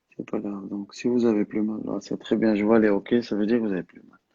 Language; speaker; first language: French; non-native, local second language; Arabic